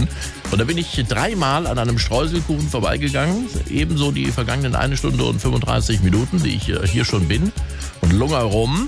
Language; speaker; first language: German; native; German